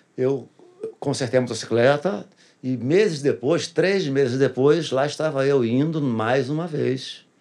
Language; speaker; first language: Portuguese; native; Portuguese